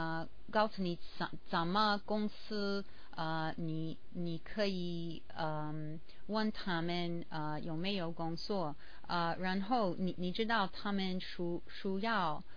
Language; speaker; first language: Chinese; non-native, learner; English